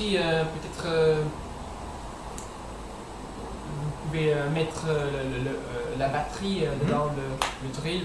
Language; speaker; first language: French; non-native, learner; English